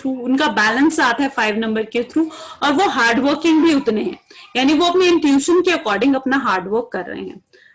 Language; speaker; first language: Hindi; native; Hindi